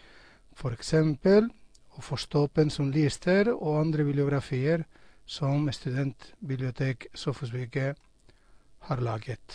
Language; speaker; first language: Norwegian; non-native, fluent; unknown